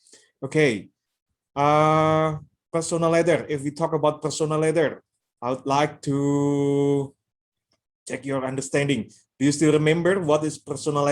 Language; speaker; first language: English; non-native, local second language; Indonesian